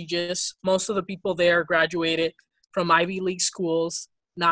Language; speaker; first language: English; early bilingual, other home language; Spanish